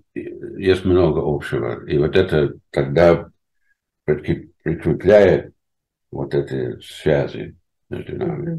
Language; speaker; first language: Russian; non-native, fluent; English